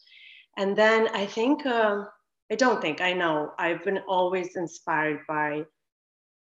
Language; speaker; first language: English; non-native, fluent; Ukrainian